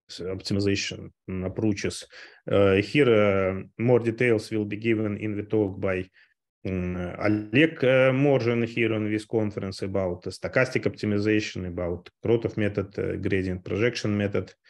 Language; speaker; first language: English; non-native, fluent; Russian